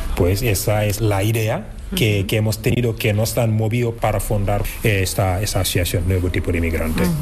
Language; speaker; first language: Spanish; non-native, fluent; Wolof